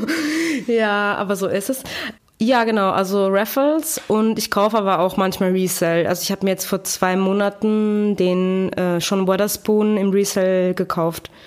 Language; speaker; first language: German; native; German